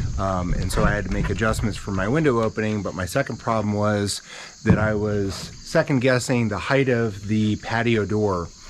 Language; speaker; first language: English; native; English